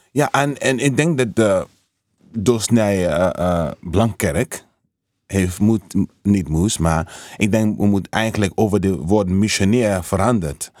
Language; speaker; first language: Dutch; non-native, learner; English